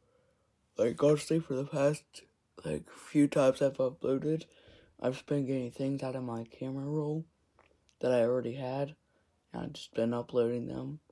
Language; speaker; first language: English; native; English